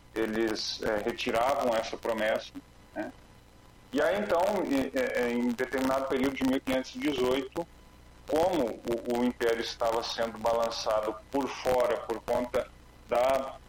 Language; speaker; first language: Portuguese; native; Portuguese